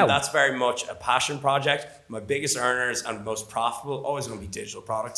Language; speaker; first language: English; native; English